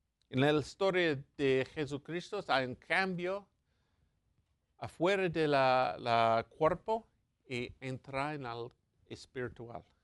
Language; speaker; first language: Spanish; non-native, learner; English